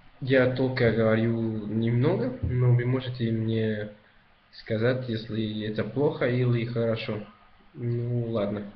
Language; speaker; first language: Russian; non-native, learner; Spanish